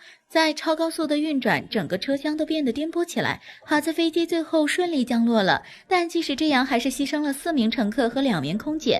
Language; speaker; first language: Chinese; native; Chinese